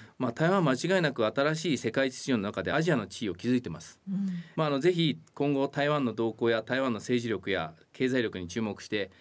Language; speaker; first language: Japanese; native; Japanese